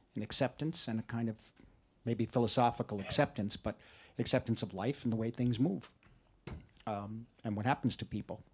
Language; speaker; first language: English; native; English